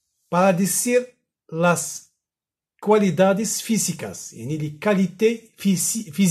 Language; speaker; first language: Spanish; non-native, fluent; Arabic